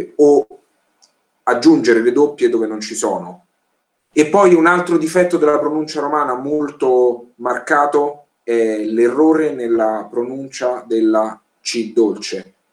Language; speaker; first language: Italian; native; Italian